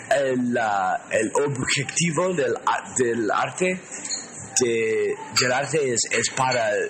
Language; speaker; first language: Spanish; non-native, learner; English